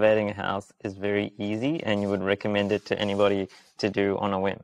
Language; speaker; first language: English; early bilingual, other home language; Sinhala